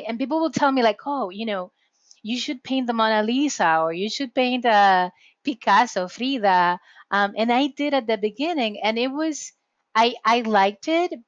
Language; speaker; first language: English; non-native, fluent; Spanish